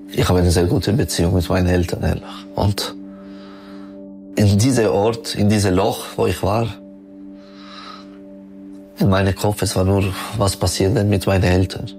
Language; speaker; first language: German; non-native, learner; Albanian